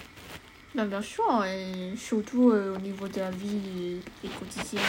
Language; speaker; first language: French; non-native, learner; Chinese